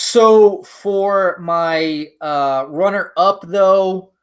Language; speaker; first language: English; native; English